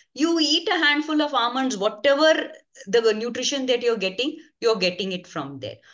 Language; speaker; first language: English; non-native, local second language; Konkani